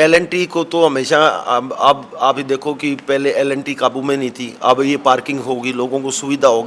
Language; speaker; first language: Hindi; native; Hindi